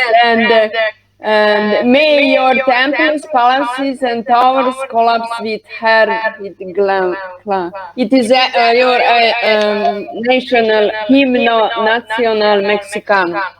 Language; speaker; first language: English; non-native, learner; Hungarian